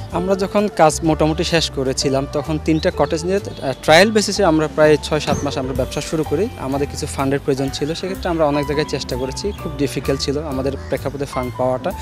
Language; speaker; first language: Bangla; non-native, local second language; Chakma